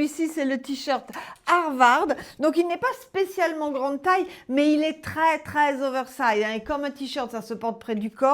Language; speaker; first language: French; native; French